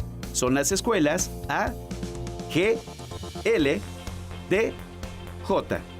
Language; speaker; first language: Spanish; native; Spanish